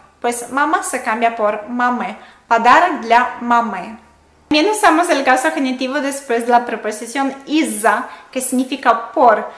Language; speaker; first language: Spanish; non-native, fluent; Russian